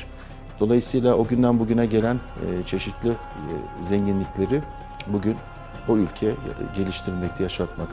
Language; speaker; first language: Turkish; native; Turkish